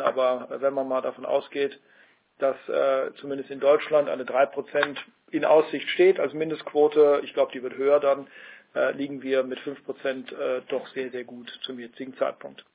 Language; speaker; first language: German; native; German